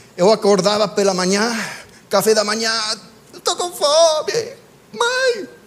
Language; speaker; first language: Portuguese; non-native, fluent; English